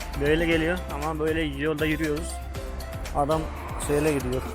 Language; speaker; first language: Turkish; non-native, fluent; Hindi